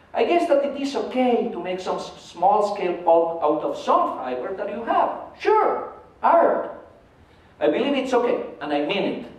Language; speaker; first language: English; non-native, fluent; Spanish